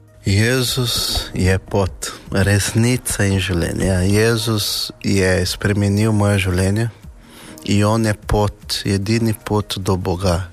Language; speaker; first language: Slovenian; non-native, learner; Portuguese